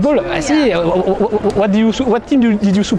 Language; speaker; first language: English; non-native, learner; French